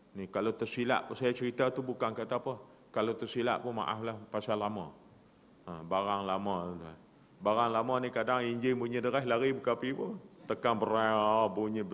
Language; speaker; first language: Malay; native; Malay